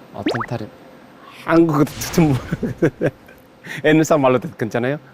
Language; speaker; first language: Korean; non-native, learner; Javanese